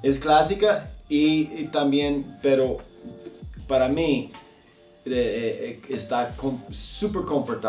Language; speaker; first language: Spanish; non-native, fluent; English